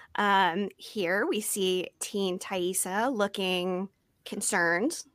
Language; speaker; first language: English; native; English